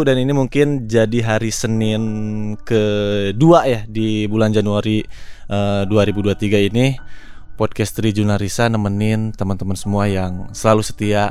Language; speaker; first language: Indonesian; native; Indonesian